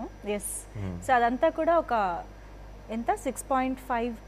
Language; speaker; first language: Telugu; native; Telugu